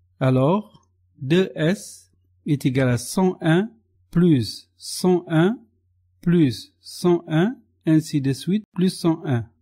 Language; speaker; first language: French; non-native, local second language; Arabic